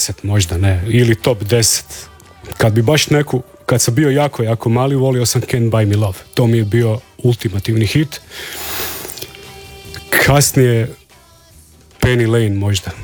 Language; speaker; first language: Serbian; native; Serbian